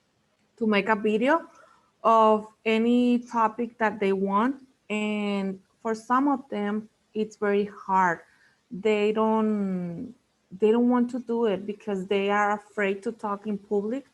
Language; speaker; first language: English; non-native, fluent; Spanish